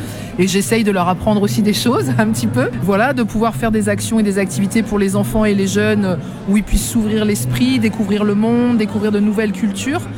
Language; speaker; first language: French; native; French